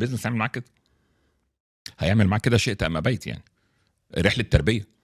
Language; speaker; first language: Arabic; native; Arabic